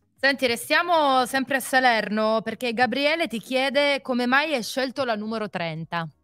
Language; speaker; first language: Italian; native; Italian